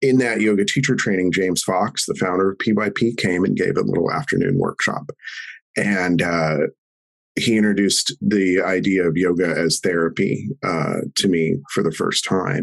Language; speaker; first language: English; native; English